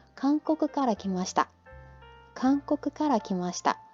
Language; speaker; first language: Japanese; non-native, learner; Korean